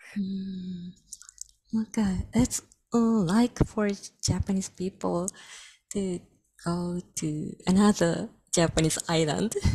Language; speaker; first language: English; non-native, fluent; Japanese